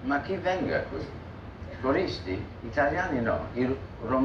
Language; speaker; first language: Italian; non-native, learner; English